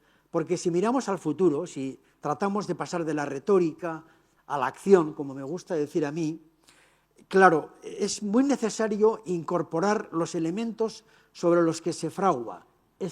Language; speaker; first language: Spanish; native; Spanish